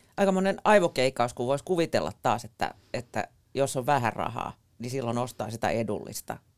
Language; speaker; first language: Finnish; native; Finnish